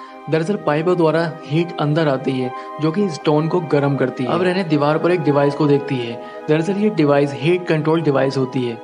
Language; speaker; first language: Hindi; native; Hindi